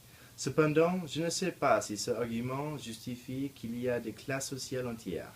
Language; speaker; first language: French; non-native, learner; English